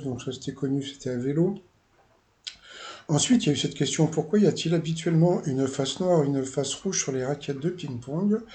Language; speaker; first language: French; native; French